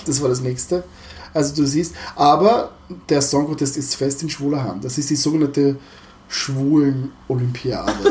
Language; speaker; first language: German; early bilingual, other home language; Croatian